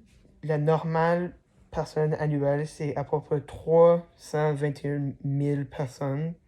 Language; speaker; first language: French; non-native, learner; English